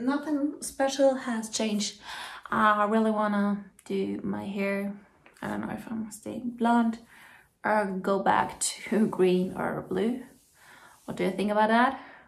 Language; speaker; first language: English; non-native, fluent; German